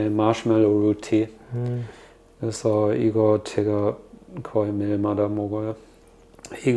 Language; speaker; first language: Korean; non-native, fluent; German